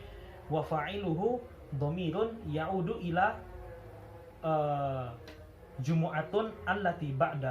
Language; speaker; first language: Arabic; non-native, learner; Javanese